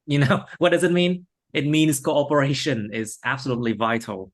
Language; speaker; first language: English; non-native, fluent; Vietnamese